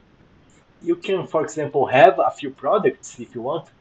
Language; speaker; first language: English; non-native, fluent; Portuguese